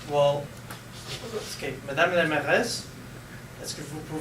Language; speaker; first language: French; non-native, local second language; English